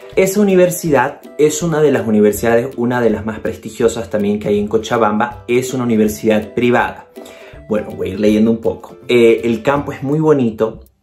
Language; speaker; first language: Spanish; native; Spanish